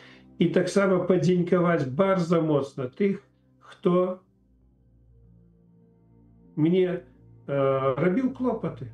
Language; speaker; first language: Polish; non-native, learner; Ukrainian